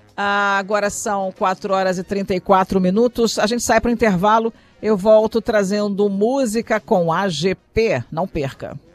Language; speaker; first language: Portuguese; native; Portuguese